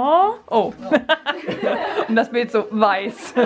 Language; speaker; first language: German; native; German